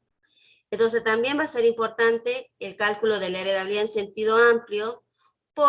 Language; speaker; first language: Spanish; native; Spanish